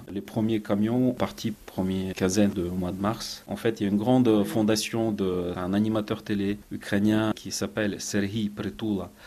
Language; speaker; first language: French; non-native, fluent; Ukrainian